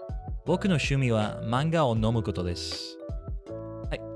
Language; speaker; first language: Japanese; non-native, learner; English